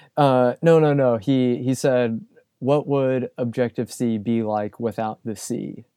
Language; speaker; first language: English; native; English